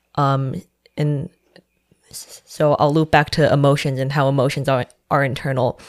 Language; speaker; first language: English; non-native, fluent; Chinese